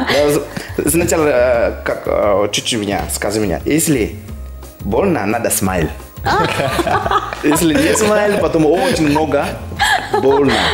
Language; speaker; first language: Russian; non-native, learner; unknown